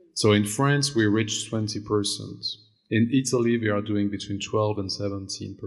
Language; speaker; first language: English; non-native, fluent; German